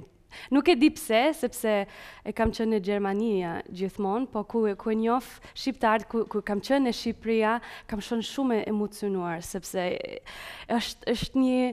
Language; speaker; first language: Albanian; early bilingual, heritage; Spanish